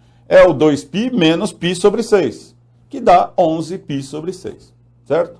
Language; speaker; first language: Portuguese; native; Portuguese